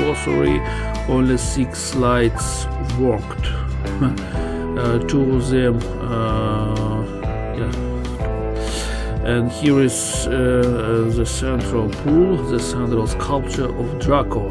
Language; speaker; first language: English; non-native, fluent; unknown